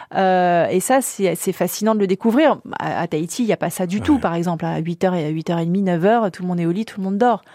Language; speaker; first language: French; native; French